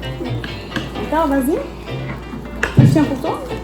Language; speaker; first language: French; native; French